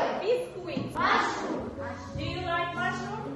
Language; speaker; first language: English; non-native, fluent; Uzbek